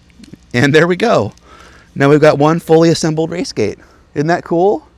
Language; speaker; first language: English; native; English